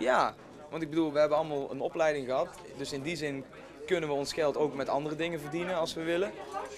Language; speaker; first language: Dutch; native; Dutch